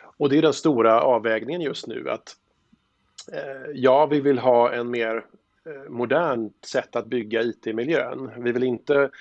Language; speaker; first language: Swedish; native; Swedish